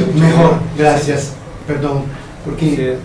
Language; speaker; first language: Spanish; non-native, fluent; Italian